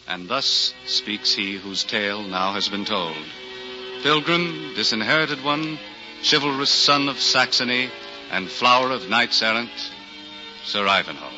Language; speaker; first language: English; native; English